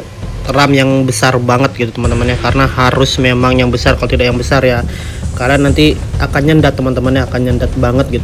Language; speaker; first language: Indonesian; native; Indonesian